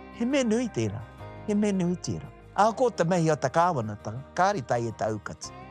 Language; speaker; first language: Māori; native; Māori